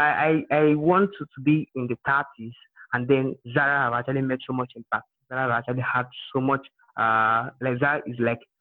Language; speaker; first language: English; non-native, local second language; Igbo